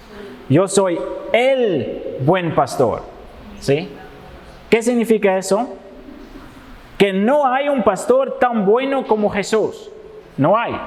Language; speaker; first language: Spanish; non-native, fluent; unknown